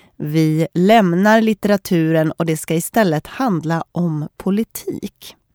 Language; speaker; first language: Swedish; native; Swedish